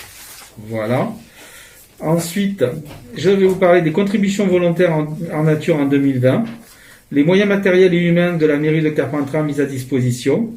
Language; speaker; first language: French; native; French